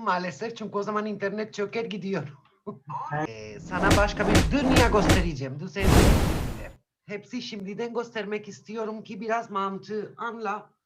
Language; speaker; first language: Turkish; non-native, fluent; Spanish